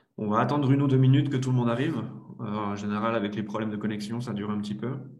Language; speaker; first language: French; native; French